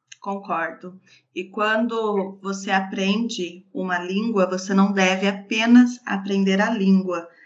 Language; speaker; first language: Portuguese; native; Portuguese